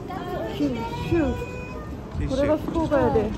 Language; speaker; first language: Japanese; native; Japanese